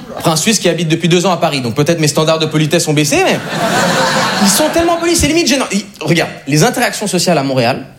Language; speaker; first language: French; native; French